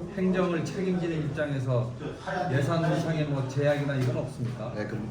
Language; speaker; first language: Korean; native; Korean